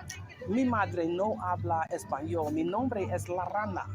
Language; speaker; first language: Spanish; non-native, learner; English